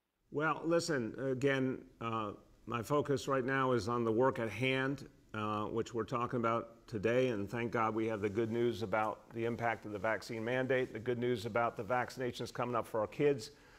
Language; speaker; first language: English; native; English